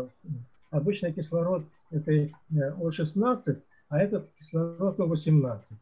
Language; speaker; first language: Russian; native; Russian